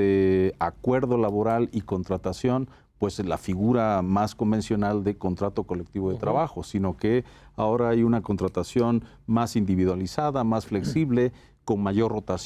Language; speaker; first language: Spanish; native; Spanish